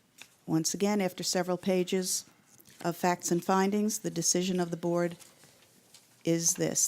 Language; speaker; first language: English; native; English